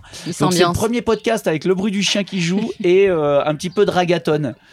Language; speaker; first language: French; native; French